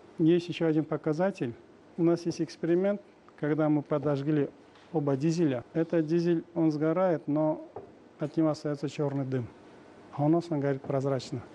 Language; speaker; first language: Russian; non-native, local second language; Uzbek